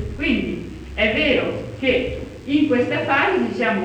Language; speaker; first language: Italian; native; Italian